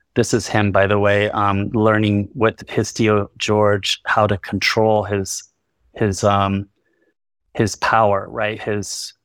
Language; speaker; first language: English; early bilingual, other home language; Spanish